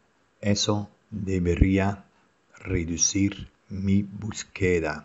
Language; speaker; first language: Spanish; non-native, fluent; Dutch